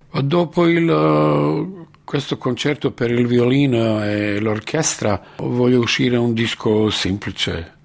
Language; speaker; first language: Italian; non-native, fluent; Bosnian